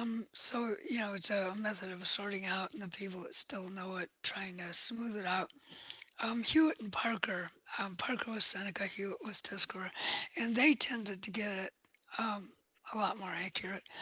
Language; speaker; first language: English; native; English